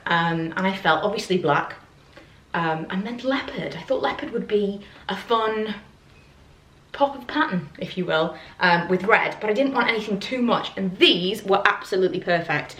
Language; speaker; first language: English; native; English